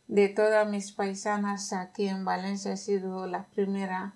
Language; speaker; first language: Spanish; non-native, fluent; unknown